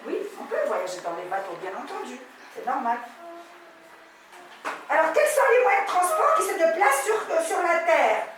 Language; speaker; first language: French; non-native, local second language; Arabic